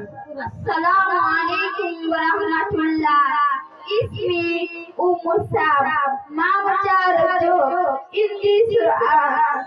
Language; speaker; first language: Arabic; non-native, learner; Fula